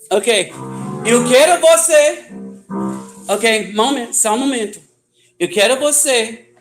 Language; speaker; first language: Portuguese; non-native, learner; English